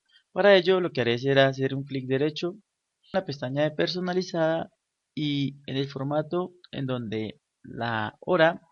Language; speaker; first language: Spanish; native; Spanish